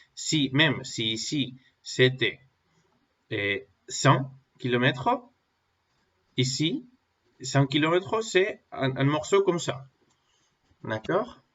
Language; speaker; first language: French; non-native, fluent; Spanish